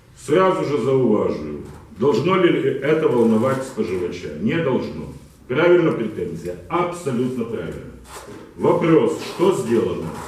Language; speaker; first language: Russian; non-native, local second language; Ukrainian